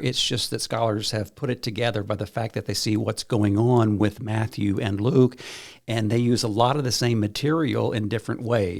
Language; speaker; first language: English; native; English